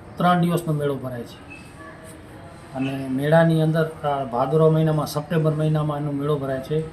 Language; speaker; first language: Gujarati; non-native, local second language; Kachhi